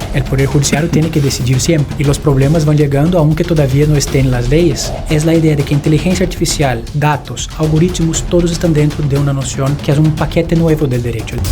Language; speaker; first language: Spanish; non-native, fluent; Portuguese